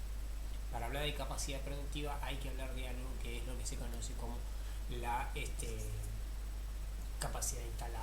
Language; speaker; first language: Spanish; native; Spanish